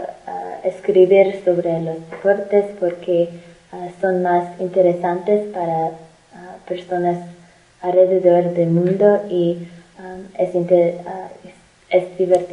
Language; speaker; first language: Spanish; non-native, learner; English